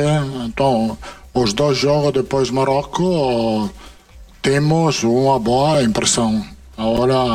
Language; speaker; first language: Portuguese; non-native, fluent; Italian